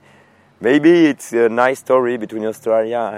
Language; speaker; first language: English; non-native, fluent; French